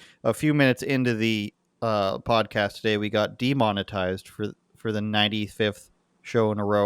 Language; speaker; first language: English; native; English